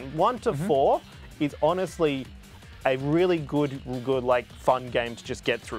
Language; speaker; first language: English; native; English